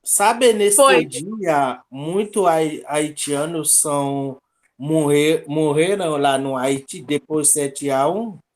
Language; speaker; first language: Portuguese; non-native, local second language; Haitian Creole